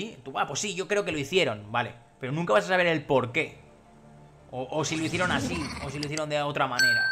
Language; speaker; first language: Spanish; native; Spanish